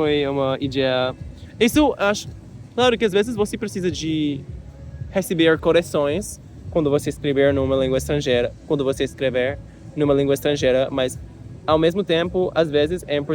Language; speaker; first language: Portuguese; non-native, learner; English